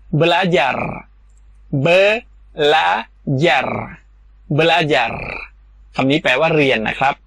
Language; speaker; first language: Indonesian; non-native, fluent; Thai